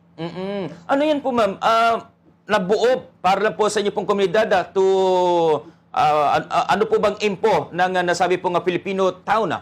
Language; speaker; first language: Filipino; non-native, local second language; Pangasinan